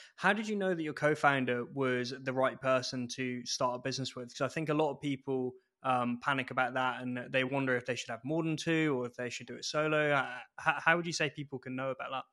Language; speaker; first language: English; native; English